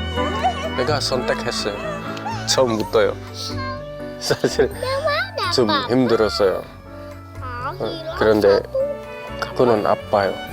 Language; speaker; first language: Korean; non-native, learner; Indonesian